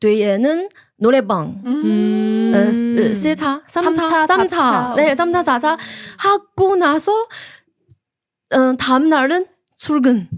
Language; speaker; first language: Korean; non-native, learner; Chinese